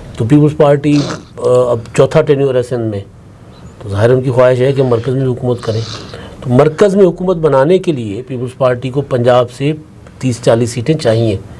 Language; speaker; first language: Urdu; non-native, local second language; Punjabi